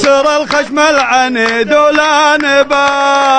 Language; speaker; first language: Arabic; native; Arabic